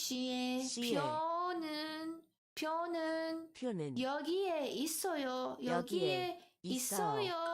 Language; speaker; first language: Korean; non-native, learner; English